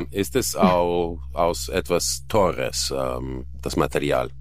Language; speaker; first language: German; non-native, fluent; Croatian